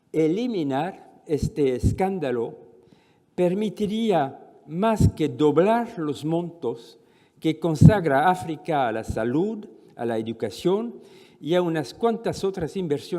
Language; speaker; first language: Spanish; non-native, fluent; French